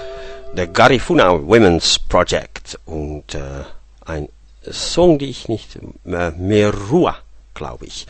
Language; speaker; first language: German; non-native, fluent; Dutch